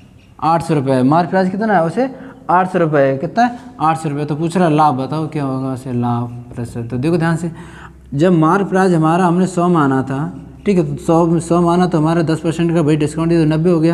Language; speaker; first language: Hindi; native; Hindi